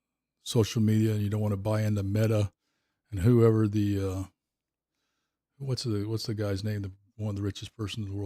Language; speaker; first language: English; native; English